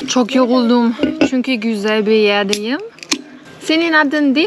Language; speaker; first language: Turkish; non-native, learner; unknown